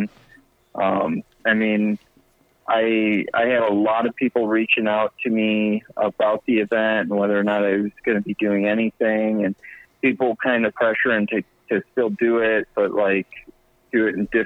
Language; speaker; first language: English; native; English